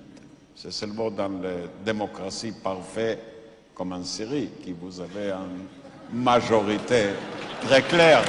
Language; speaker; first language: French; non-native, fluent; Yiddish